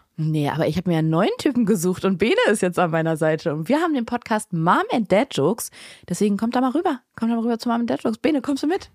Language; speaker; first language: German; native; German